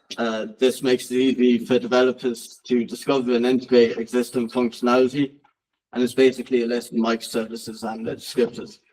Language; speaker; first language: English; native; English